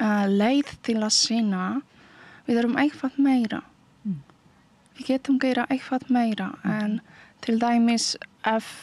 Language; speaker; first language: Icelandic; non-native, learner; Polish